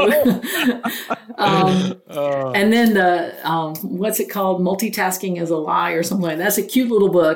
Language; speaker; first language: English; native; English